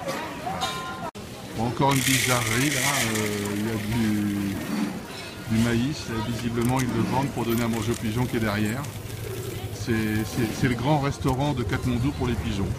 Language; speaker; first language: French; native; French